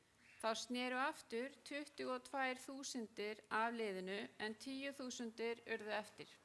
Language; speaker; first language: Icelandic; non-native, fluent; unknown